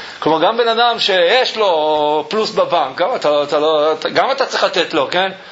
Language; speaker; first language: Hebrew; early bilingual, other home language; English